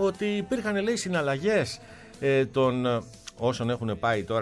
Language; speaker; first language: Greek; native; Greek